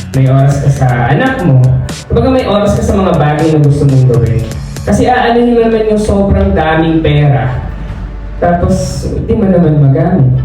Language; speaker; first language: Filipino; non-native, local second language; Bikol